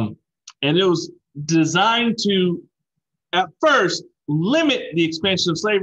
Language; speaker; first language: English; native; English